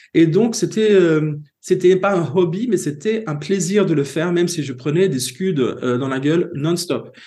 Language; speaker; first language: French; non-native, fluent; Swedish